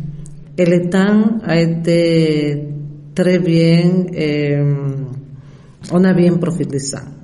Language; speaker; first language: French; non-native, fluent; Spanish